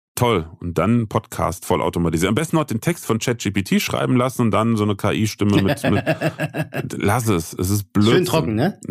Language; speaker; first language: German; native; German